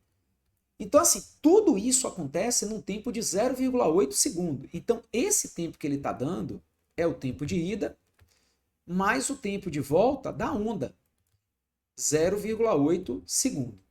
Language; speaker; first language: Portuguese; native; Portuguese